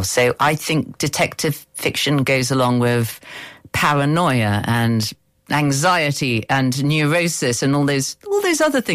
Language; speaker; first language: English; native; English